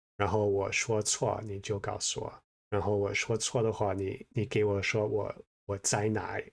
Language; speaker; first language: Chinese; non-native, fluent; English